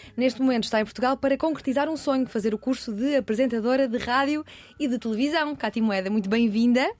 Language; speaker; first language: Portuguese; native; Portuguese